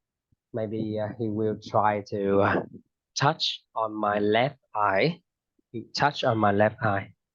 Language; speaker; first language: English; non-native, fluent; Vietnamese